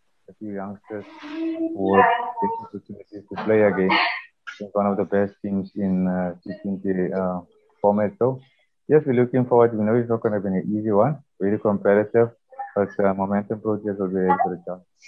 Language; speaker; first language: English; non-native, local second language; Afrikaans